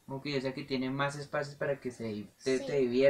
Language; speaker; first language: Spanish; native; Spanish